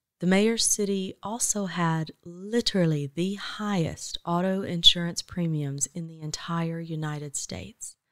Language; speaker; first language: English; native; English